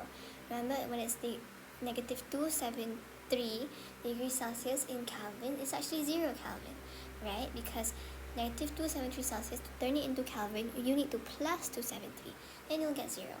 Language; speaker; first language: English; non-native, local second language; Malay